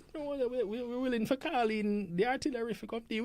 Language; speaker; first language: English; native; English